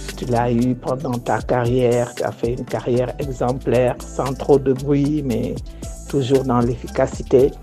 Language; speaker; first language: French; non-native, local second language; Wolof